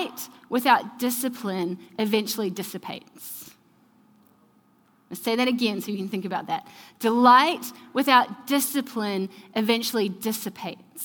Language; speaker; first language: English; native; English